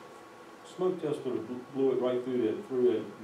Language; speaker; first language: English; native; English